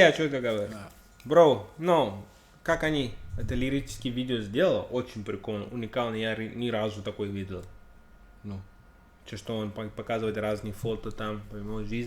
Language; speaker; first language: Russian; non-native, learner; English